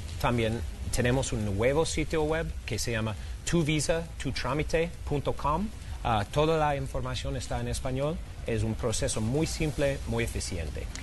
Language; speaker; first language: Spanish; non-native, fluent; English